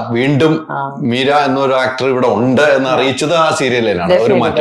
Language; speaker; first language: Malayalam; native; Malayalam